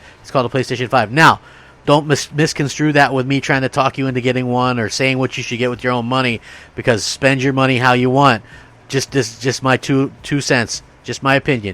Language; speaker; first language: English; native; English